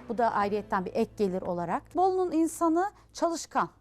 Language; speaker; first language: Turkish; native; Turkish